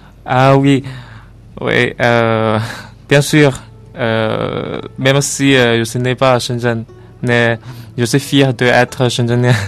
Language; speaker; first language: French; non-native, learner; Chinese